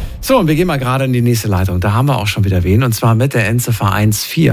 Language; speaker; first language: German; native; German